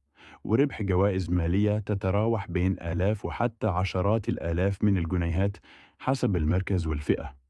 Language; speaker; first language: Arabic; native; Arabic